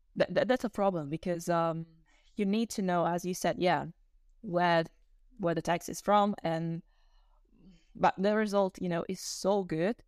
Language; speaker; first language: English; non-native, fluent; Italian